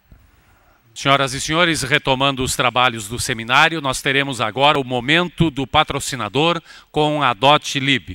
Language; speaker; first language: Portuguese; native; Portuguese